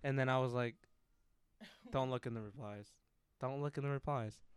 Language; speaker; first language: English; early bilingual, other home language; Spanish